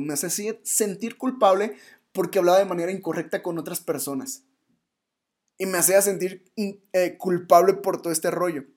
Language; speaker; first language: Spanish; native; Spanish